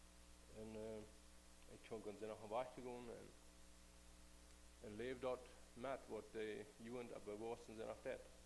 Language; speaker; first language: German; non-native, learner; Plautdietsch